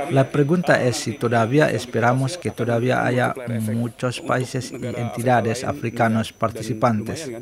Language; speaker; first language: Spanish; non-native, fluent; Indonesian